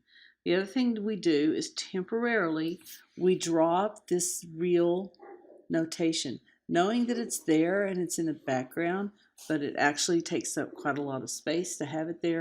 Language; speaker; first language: English; native; English